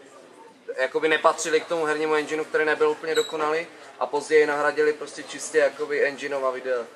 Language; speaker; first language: Czech; native; Czech